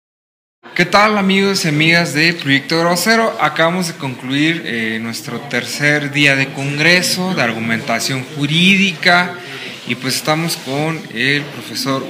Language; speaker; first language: Spanish; native; Spanish